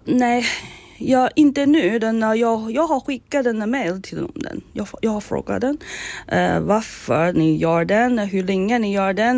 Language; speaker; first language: Swedish; non-native, learner; Chinese